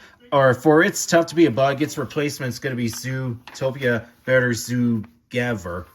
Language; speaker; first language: English; native; English